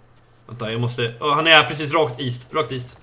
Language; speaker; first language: Swedish; native; Swedish